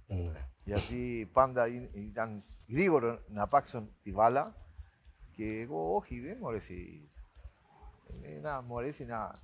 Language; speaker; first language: Greek; non-native, learner; Spanish